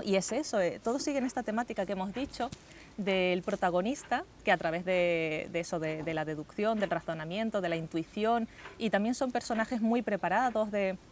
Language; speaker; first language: Spanish; native; Spanish